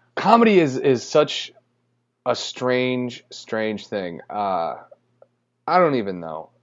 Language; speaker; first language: English; native; English